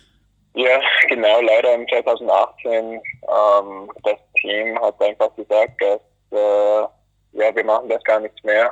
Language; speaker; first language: German; early bilingual, other home language; Greek